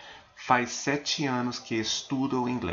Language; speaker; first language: Portuguese; non-native, fluent; English